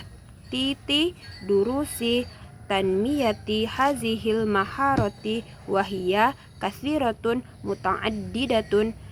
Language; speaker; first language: Arabic; non-native, learner; Indonesian